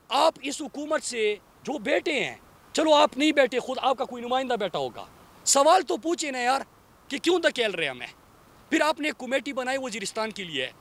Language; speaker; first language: Urdu; non-native, local second language; Pashto